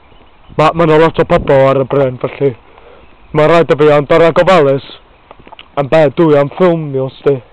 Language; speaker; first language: Welsh; non-native, learner; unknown